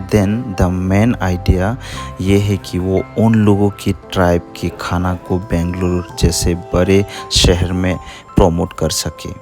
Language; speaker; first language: Hindi; non-native, local second language; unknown